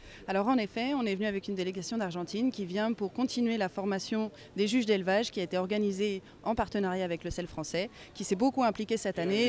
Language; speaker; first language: French; native; French